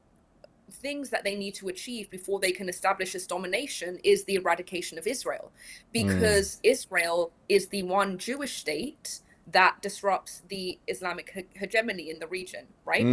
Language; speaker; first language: English; early bilingual, other home language; Persian